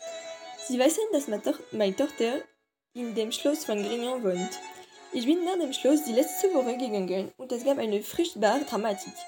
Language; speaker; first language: German; non-native, learner; French